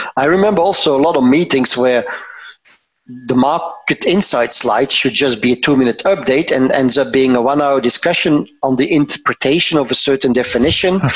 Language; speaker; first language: English; non-native, fluent; Dutch